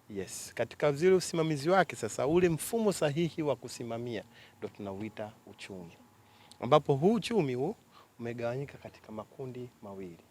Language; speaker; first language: Swahili; native; Swahili